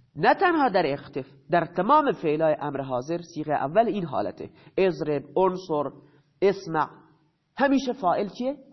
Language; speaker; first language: Persian; non-native, local second language; Baluchi